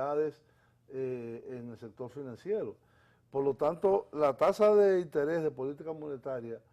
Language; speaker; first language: Spanish; native; Spanish